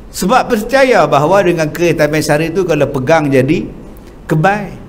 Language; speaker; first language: Malay; native; Malay